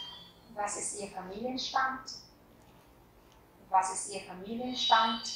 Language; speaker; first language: German; non-native, fluent; Vietnamese